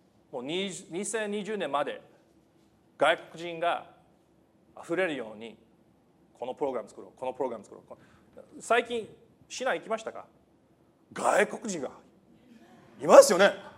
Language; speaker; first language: Japanese; non-native, fluent; English